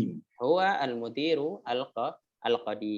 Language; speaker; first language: Arabic; non-native, fluent; Indonesian